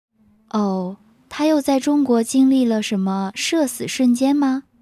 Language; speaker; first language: Chinese; native; Chinese